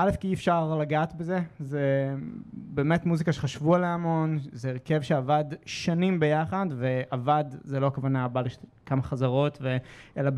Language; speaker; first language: Hebrew; native; Hebrew